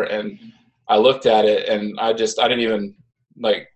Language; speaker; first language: English; native; English